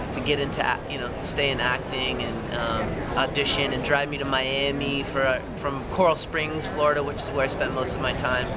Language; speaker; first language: English; native; English